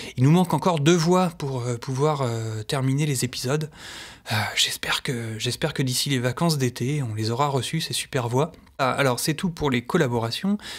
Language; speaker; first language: French; native; French